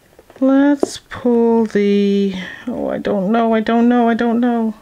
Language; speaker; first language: English; native; English